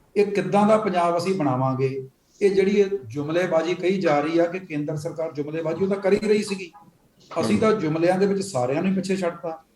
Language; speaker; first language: Punjabi; native; Punjabi